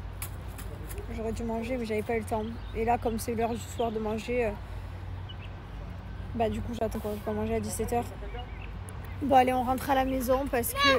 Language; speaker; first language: French; native; French